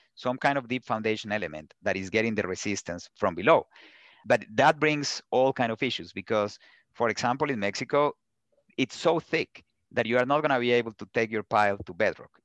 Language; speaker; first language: English; non-native, fluent; Spanish